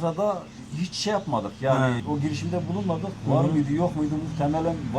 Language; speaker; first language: Turkish; native; Turkish